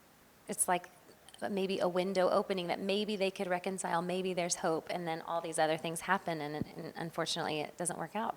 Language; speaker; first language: English; native; English